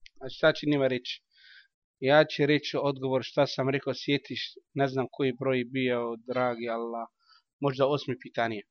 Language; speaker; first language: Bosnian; non-native, learner; Arabic